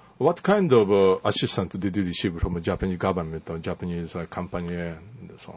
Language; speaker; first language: English; non-native, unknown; Japanese